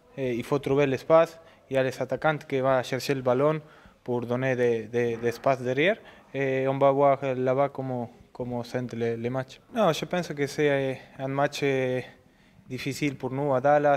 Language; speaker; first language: French; non-native, learner; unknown